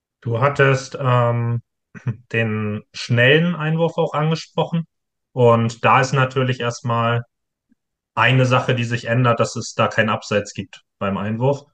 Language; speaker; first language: German; native; German